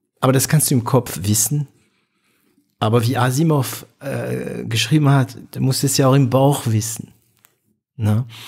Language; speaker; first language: German; non-native, fluent; French